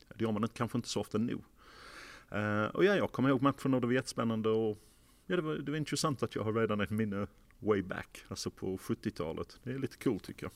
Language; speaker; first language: Swedish; non-native, fluent; English